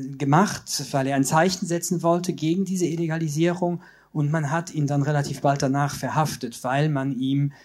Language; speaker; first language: German; non-native, local second language; Luxembourgish